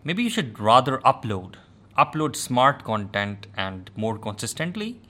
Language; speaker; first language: English; non-native, local second language; Urdu